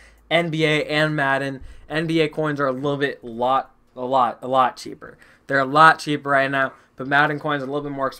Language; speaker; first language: English; native; English